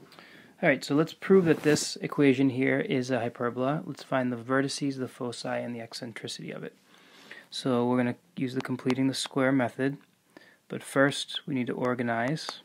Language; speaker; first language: English; native; English